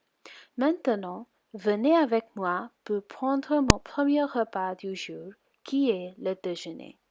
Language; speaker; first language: French; non-native, learner; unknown